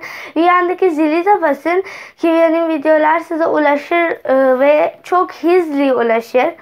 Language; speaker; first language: Turkish; non-native, fluent; Urdu